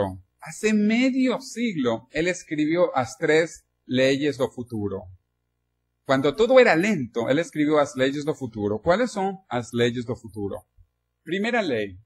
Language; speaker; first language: Spanish; non-native, learner; Portuguese